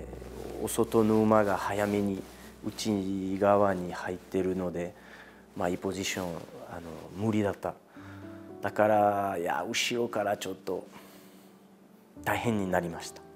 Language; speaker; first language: Japanese; non-native, fluent; French